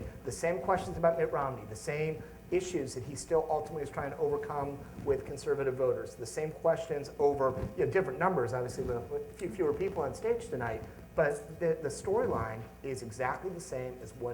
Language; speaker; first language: English; native; English